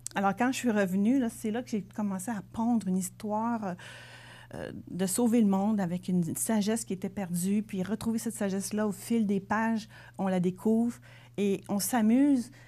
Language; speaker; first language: French; native; French